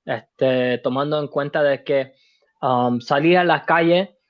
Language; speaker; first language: Spanish; early bilingual, heritage; Spanish